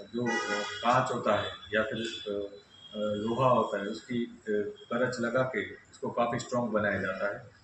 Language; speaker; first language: Hindi; non-native, local second language; Gujarati